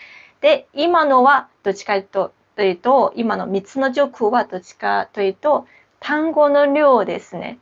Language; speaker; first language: Japanese; non-native, local second language; Chinese